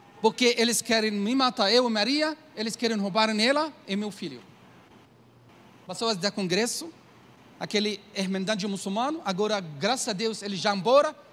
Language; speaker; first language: Portuguese; non-native, learner; Arabic